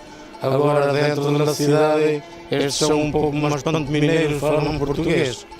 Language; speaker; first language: Portuguese; non-native, local second language; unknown